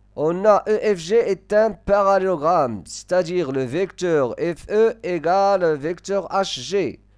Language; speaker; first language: French; non-native, local second language; Arabic